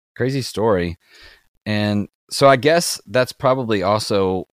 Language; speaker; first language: English; native; English